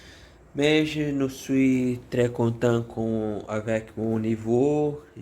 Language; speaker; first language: French; non-native, learner; Portuguese